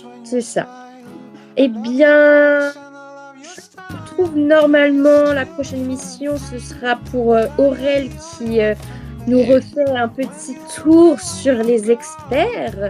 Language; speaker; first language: French; native; French